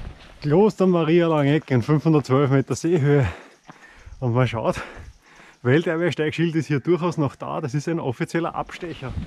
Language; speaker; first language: German; native; German